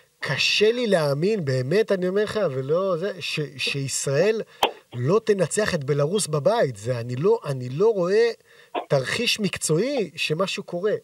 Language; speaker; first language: Hebrew; native; Hebrew